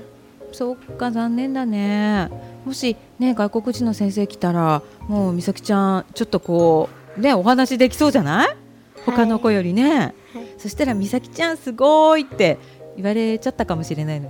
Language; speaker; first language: Japanese; native; Japanese